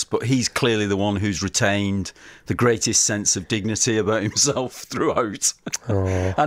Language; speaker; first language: English; native; English